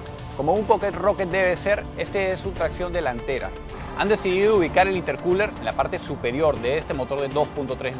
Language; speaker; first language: Spanish; native; Spanish